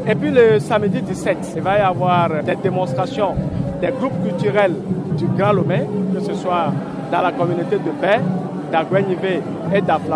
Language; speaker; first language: French; non-native, local second language; Ewe